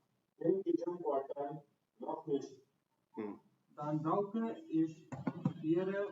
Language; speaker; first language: German; non-native, learner; Hindi